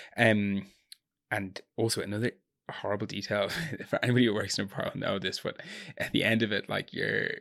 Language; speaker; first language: English; native; English